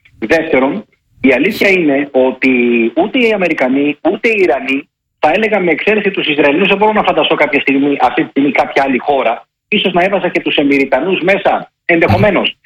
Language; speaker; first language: Greek; native; Greek